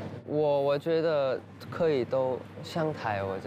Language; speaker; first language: Chinese; non-native, learner; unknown